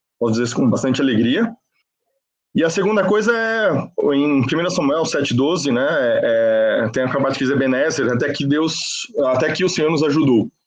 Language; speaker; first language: Portuguese; non-native, fluent; Spanish